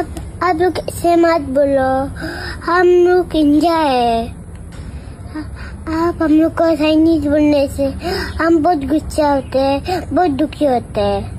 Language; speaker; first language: Hindi; non-native, local second language; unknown